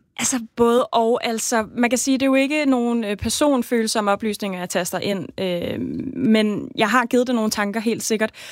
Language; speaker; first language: Danish; native; Danish